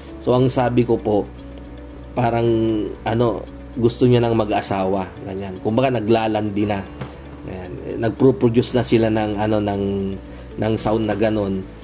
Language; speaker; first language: Filipino; non-native, local second language; Pangasinan